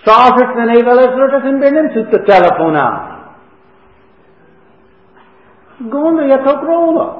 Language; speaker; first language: Hungarian; non-native, fluent; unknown